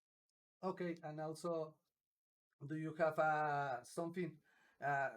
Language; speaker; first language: English; non-native, learner; Spanish